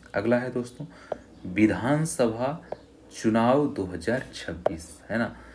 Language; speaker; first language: Hindi; native; Hindi